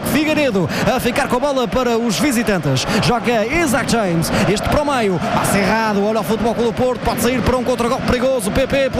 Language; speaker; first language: Portuguese; native; Portuguese